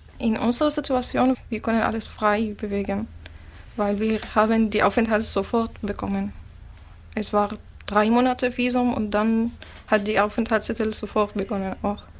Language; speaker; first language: German; non-native, learner; Arabic